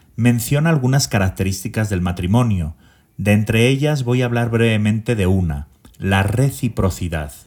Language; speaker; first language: Spanish; native; Spanish